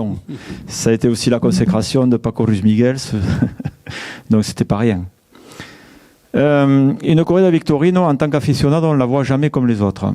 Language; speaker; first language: French; native; French